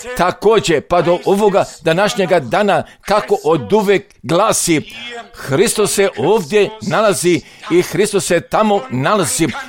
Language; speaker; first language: Croatian; non-native, fluent; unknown